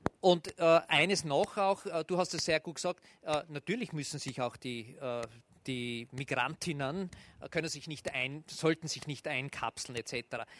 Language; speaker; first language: German; native; German